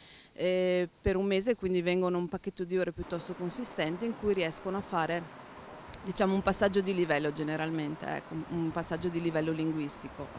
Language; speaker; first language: Italian; native; Italian